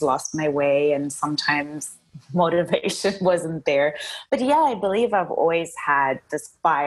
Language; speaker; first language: English; non-native, local second language; Shona